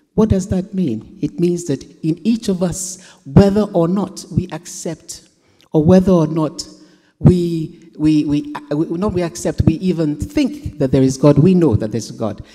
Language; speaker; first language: English; native; English